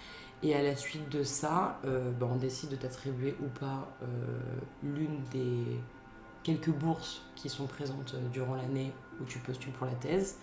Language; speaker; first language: French; native; French